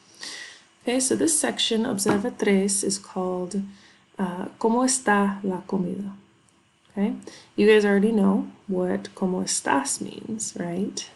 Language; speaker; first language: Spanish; non-native, fluent; English